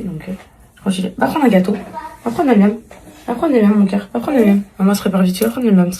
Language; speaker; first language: French; native; French